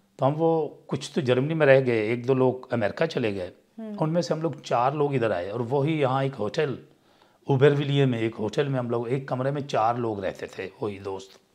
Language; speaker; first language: Urdu; non-native, local second language; Punjabi